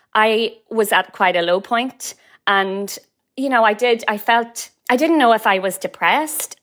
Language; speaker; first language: English; native; English